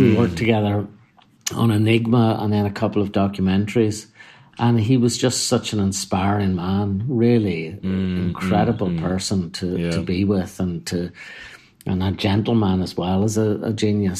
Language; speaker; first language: English; native; English